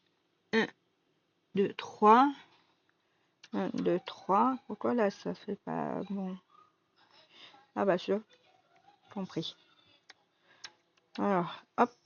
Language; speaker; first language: French; native; French